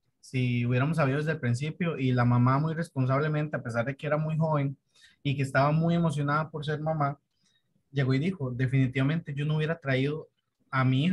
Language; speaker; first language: Spanish; native; Spanish